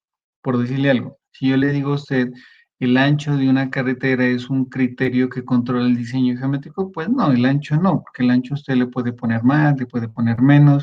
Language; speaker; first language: Spanish; native; Spanish